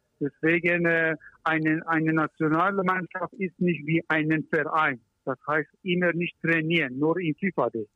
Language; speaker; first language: German; non-native, learner; Persian